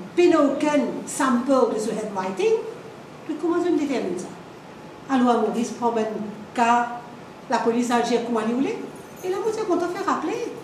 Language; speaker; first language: French; non-native, local second language; Morisyen